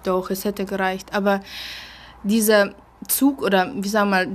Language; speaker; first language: German; early bilingual, other home language; Russian